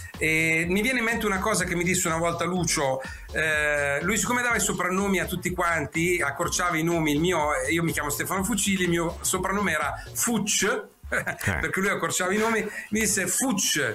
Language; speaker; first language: Italian; native; Italian